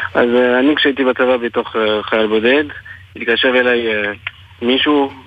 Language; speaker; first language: Hebrew; non-native, fluent; French